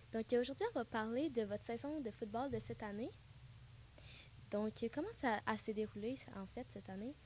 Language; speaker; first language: French; native; French